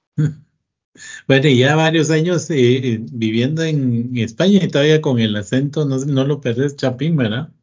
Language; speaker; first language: Spanish; native; Spanish